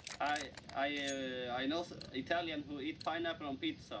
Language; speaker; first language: English; non-native, learner; Swedish